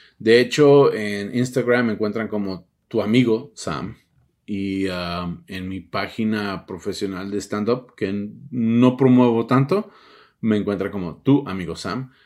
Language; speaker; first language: Spanish; early bilingual, heritage; Spanish